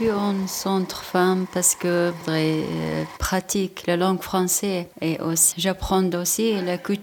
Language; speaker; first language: French; non-native, learner; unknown